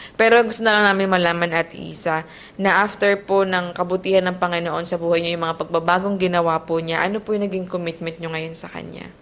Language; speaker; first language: Filipino; native; Filipino